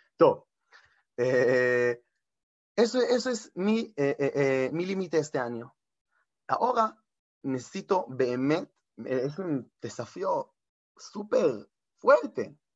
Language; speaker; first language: Spanish; non-native, fluent; Hebrew